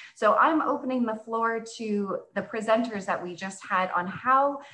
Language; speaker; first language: English; native; English